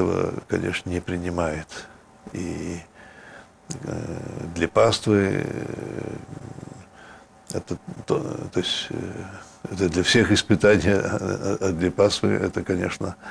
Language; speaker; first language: Russian; early bilingual, heritage; Russian